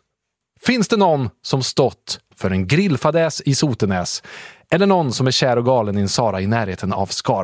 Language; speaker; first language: Swedish; native; Swedish